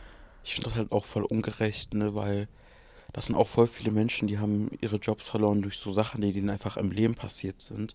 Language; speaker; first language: German; early bilingual, other home language; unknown